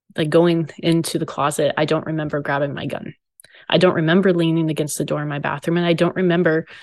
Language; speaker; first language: English; native; English